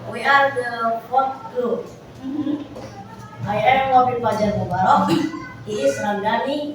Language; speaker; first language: English; non-native, learner; Indonesian